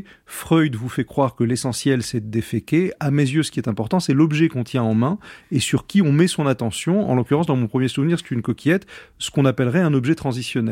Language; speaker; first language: French; native; French